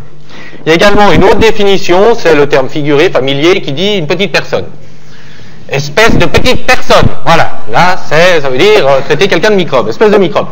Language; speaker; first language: French; native; French